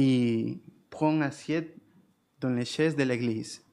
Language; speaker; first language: French; non-native, fluent; Spanish